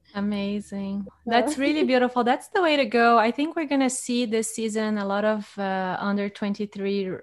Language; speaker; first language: English; non-native, fluent; Portuguese